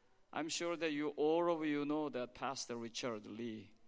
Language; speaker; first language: English; non-native, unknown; Korean